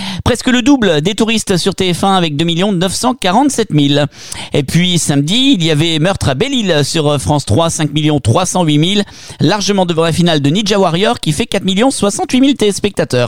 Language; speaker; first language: French; native; French